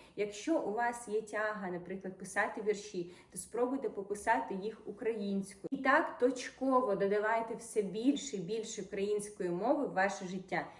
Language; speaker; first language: Ukrainian; non-native, local second language; Russian